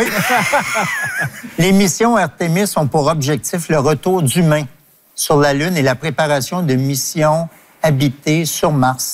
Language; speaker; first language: French; native; French